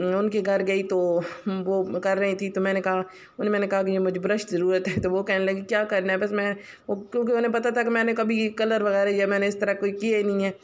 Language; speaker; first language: Urdu; non-native, local second language; Punjabi